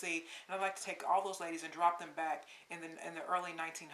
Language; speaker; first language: English; native; English